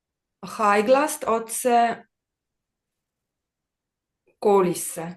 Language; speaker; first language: Estonian; non-native, learner; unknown